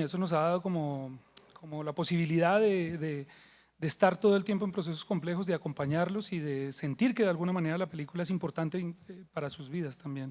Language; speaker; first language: Spanish; native; Spanish